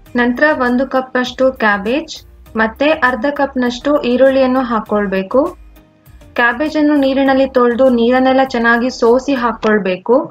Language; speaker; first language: Kannada; non-native, local second language; Konkani